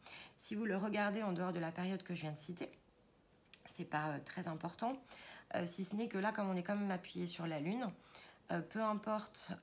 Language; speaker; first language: French; native; French